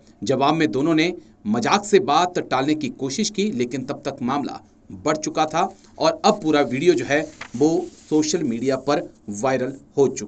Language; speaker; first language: Hindi; native; Hindi